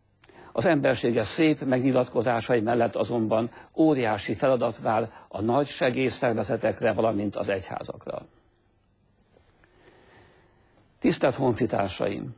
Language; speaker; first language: Hungarian; native; Hungarian